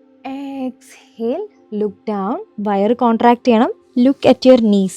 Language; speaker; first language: English; non-native, local second language; Malayalam